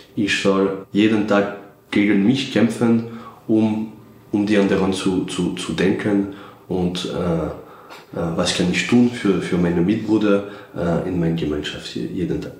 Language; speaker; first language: German; non-native, fluent; French